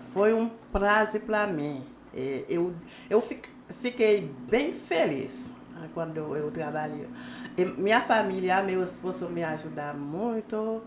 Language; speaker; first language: Portuguese; non-native, learner; Haitian Creole